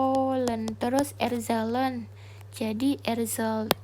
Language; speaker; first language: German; non-native, fluent; Indonesian